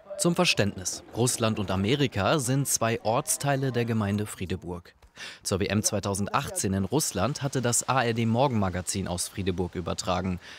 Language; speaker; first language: German; native; German